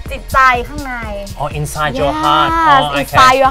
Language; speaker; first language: English; non-native, learner; Thai